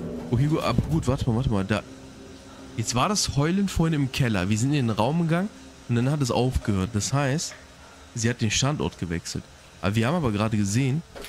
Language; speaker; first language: German; native; German